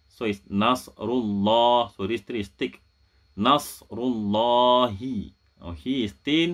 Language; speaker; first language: English; non-native, local second language; Malay